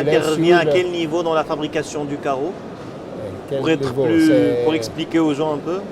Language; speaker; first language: French; non-native, local second language; Arabic